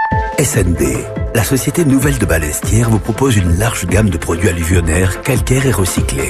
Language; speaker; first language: French; native; French